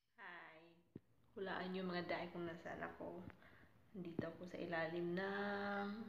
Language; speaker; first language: Filipino; non-native, local second language; Waray